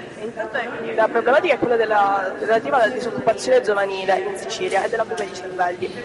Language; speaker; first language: Italian; native; Italian